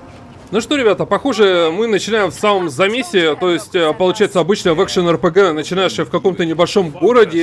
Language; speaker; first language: Russian; native; Russian